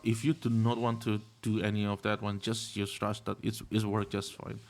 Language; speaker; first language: English; non-native, fluent; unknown